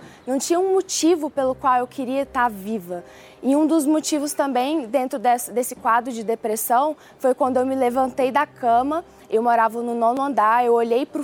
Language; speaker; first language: Portuguese; early bilingual, other home language; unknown